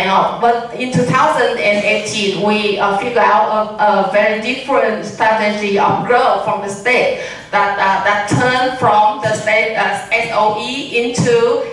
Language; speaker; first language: English; non-native, learner; Vietnamese